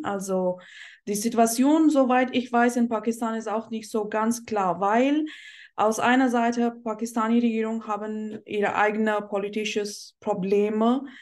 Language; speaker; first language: German; non-native, fluent; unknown